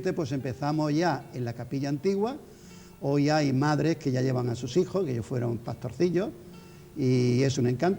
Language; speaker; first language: Spanish; native; Spanish